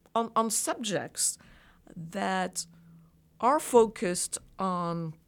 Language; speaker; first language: English; non-native, fluent; French